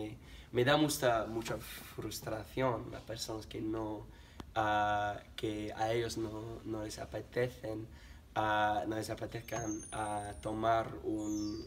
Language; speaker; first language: Spanish; non-native, learner; English